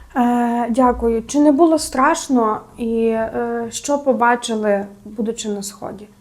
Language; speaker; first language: Ukrainian; native; Ukrainian